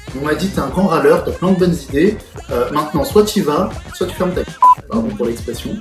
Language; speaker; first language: French; early bilingual, other home language; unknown